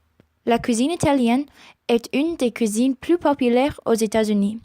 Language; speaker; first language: French; non-native, learner; English